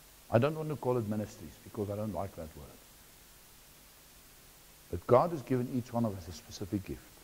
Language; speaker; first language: English; non-native, local second language; Afrikaans